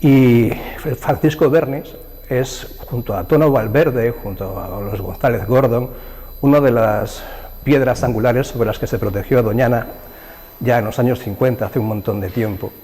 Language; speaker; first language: Spanish; native; Spanish